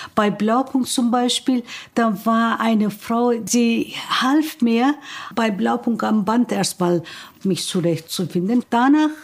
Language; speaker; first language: German; non-native, fluent; Turkish